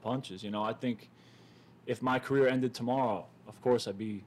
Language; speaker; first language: English; native; English